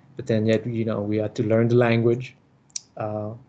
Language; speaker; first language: English; early bilingual, other home language; Lao